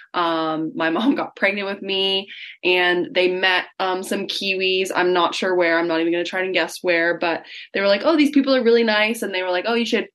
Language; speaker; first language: English; native; English